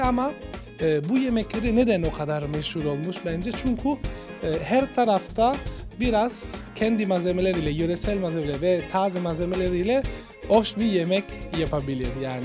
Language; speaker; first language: Turkish; non-native, fluent; Italian